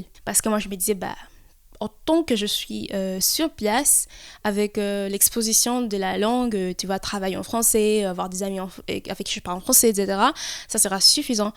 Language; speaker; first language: French; early bilingual, heritage; French